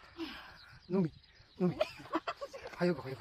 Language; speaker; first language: Japanese; native; Japanese